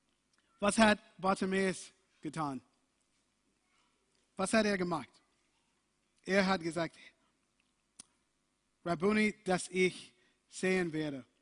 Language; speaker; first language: German; non-native, fluent; English